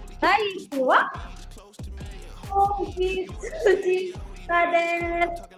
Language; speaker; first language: Japanese; non-native, learner; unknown